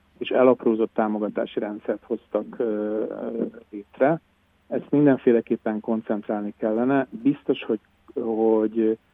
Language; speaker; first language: Hungarian; native; Hungarian